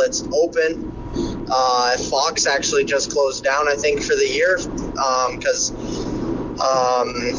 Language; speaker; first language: English; native; English